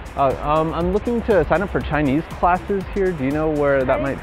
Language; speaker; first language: English; native; English